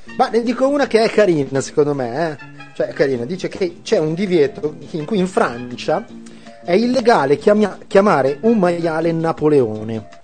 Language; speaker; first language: Italian; native; Italian